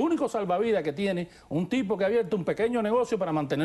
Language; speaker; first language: Spanish; native; Spanish